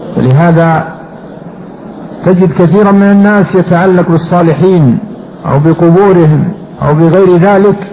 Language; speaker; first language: Arabic; native; Arabic